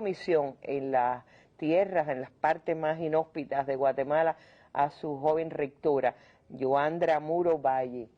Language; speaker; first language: Spanish; native; Spanish